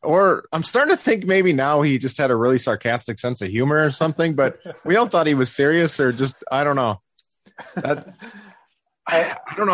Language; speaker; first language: English; native; English